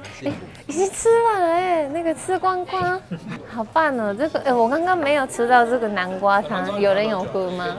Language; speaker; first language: Chinese; non-native, fluent; Japanese